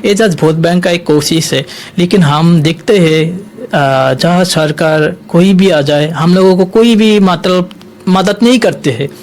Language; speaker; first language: Hindi; non-native, learner; Bangla